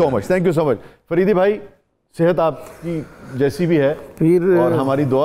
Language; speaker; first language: Urdu; native; Urdu